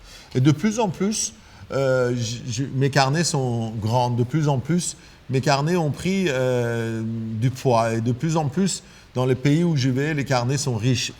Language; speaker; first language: French; non-native, fluent; Persian